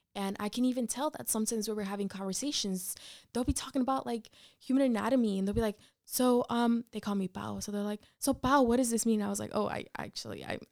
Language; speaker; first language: English; early bilingual, other home language; Spanish